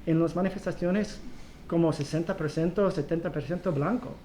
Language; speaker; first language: Spanish; non-native, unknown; English